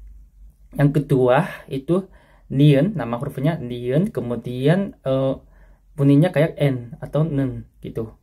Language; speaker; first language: Indonesian; non-native, fluent; Korean